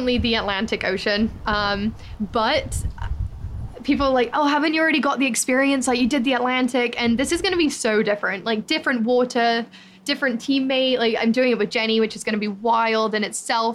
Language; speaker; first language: English; native; English